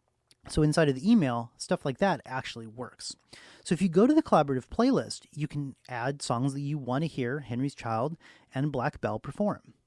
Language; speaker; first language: English; native; English